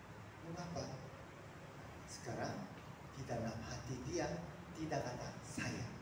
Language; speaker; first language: Indonesian; non-native, fluent; Korean